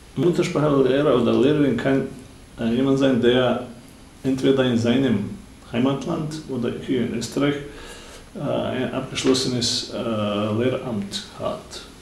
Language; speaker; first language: German; non-native, fluent; Bosnian